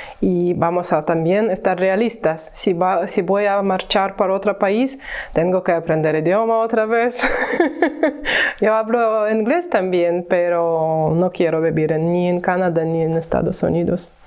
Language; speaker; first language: Spanish; non-native, learner; Ukrainian